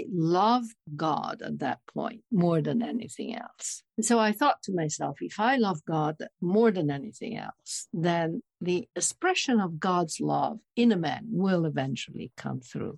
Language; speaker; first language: English; non-native, fluent; Italian